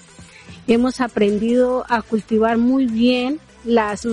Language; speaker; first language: Spanish; native; Spanish